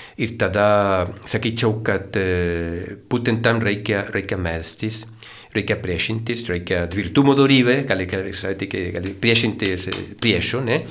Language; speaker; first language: Lithuanian; non-native, fluent; Spanish